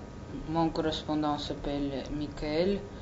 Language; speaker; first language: French; non-native, learner; Russian